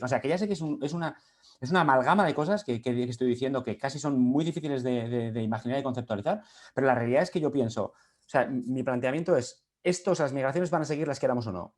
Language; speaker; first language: Spanish; native; Spanish